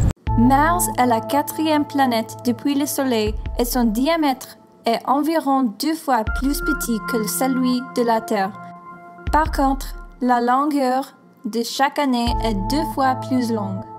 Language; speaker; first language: French; non-native, learner; English